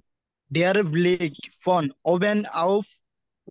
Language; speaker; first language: German; non-native, learner; Bangla